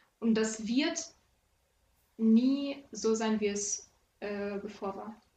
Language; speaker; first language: German; non-native, fluent; Ukrainian